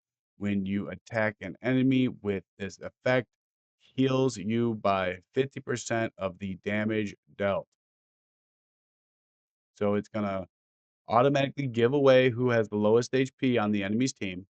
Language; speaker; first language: English; native; English